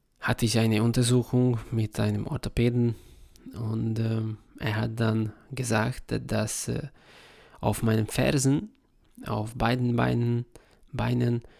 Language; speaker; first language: German; non-native, fluent; Hungarian